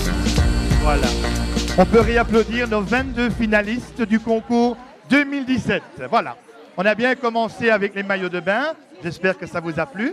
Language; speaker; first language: French; native; French